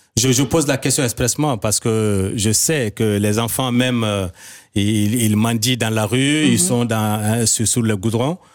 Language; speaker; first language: French; non-native, local second language; Bambara